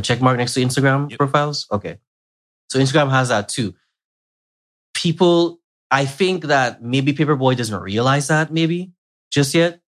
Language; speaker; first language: English; native; English